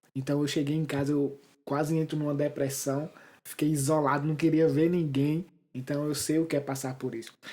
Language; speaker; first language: Portuguese; native; Portuguese